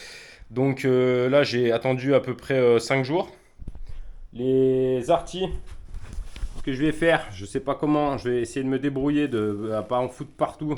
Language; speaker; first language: French; native; French